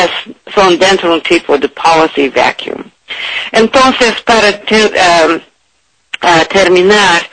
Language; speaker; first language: Spanish; non-native, learner; English